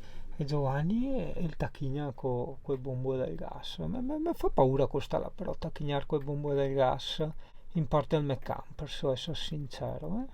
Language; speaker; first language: Italian; native; Italian